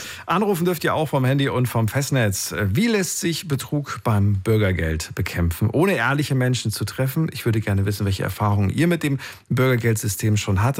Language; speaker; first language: German; native; German